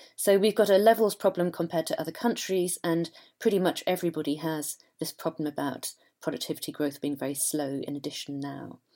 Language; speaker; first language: English; native; English